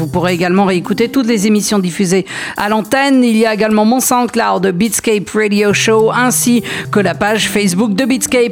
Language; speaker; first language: French; native; French